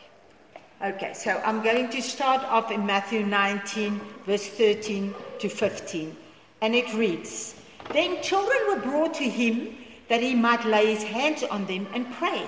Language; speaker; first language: English; non-native, local second language; Afrikaans